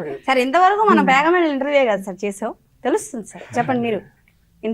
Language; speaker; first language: Telugu; native; Telugu